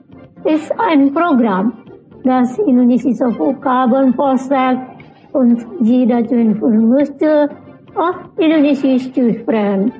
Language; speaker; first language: German; non-native, learner; Indonesian